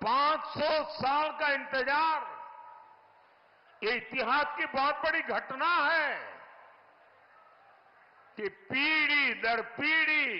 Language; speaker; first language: Hindi; non-native, local second language; Gujarati